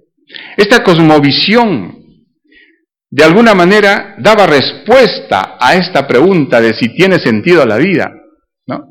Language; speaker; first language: Spanish; native; Spanish